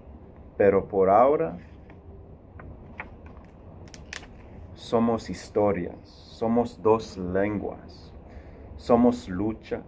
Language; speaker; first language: Spanish; early bilingual, heritage; Spanish